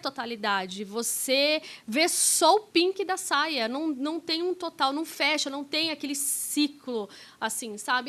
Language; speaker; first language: Portuguese; native; Portuguese